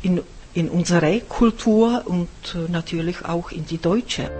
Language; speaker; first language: German; non-native, fluent; Czech